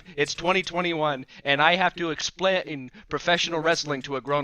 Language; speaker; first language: English; native; English